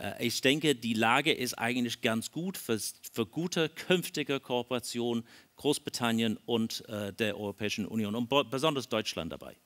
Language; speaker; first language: German; non-native, learner; English